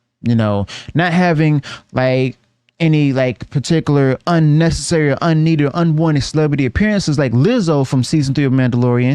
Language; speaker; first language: English; native; English